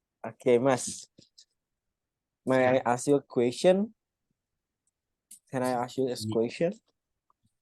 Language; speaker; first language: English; non-native, fluent; Indonesian